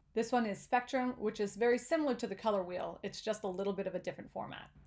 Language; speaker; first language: English; native; English